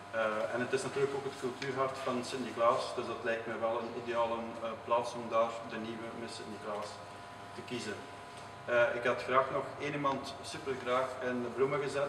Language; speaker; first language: Dutch; native; Dutch